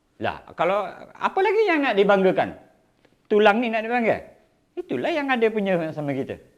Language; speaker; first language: Malay; native; Malay